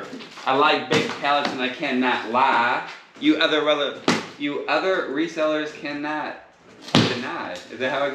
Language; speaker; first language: English; native; English